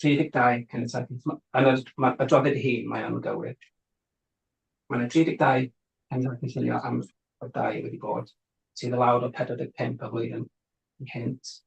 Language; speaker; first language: Welsh; native; Welsh